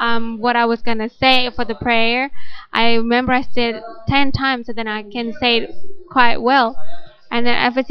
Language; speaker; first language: English; non-native, fluent; Indonesian